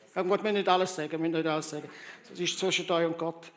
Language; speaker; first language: German; early bilingual, heritage; German